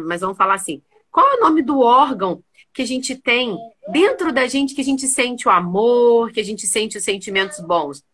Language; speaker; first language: Portuguese; native; Portuguese